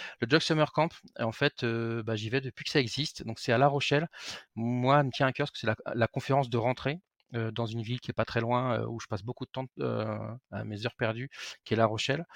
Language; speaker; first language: French; native; French